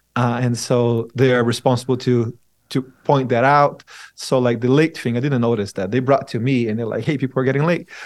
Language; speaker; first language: English; non-native, fluent; Portuguese